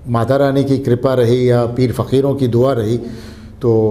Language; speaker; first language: Hindi; native; Hindi